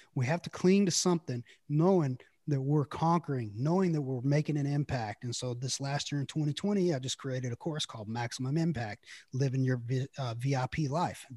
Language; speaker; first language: English; native; English